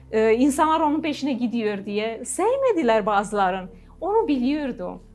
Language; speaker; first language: Turkish; non-native, fluent; Romanian